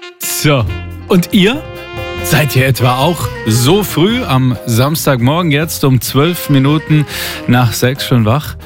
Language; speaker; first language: German; native; German